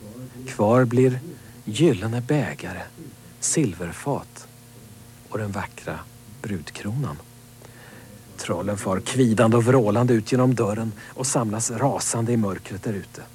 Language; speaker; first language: Swedish; native; Swedish